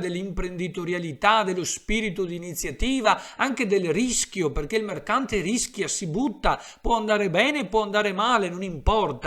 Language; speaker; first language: Italian; native; Italian